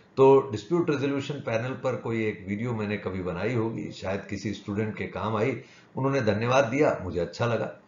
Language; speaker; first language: Hindi; native; Hindi